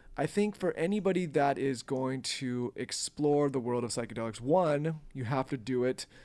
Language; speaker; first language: English; native; English